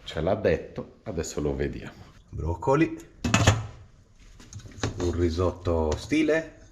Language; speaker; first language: Italian; native; Italian